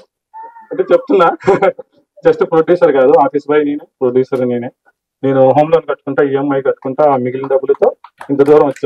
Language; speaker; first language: Telugu; native; Telugu